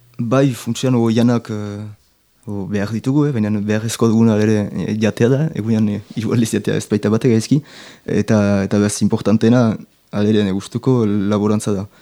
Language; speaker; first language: Basque; native; Basque